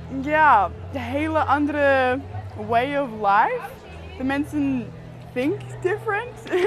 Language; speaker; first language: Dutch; non-native, learner; English